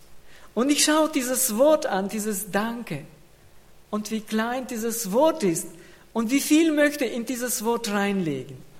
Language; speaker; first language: German; non-native, fluent; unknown